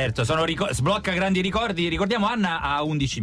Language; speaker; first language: Italian; native; Italian